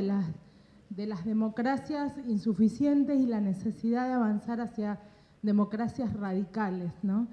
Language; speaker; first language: Spanish; native; Spanish